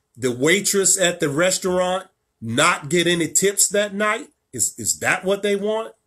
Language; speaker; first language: English; native; English